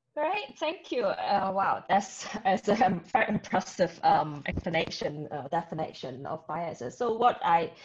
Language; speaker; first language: English; non-native, local second language; Cantonese